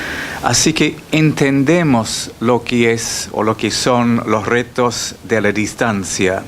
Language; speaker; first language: Spanish; non-native, fluent; English